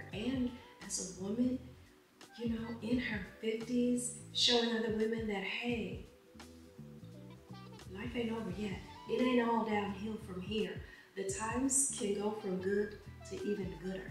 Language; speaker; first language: English; native; English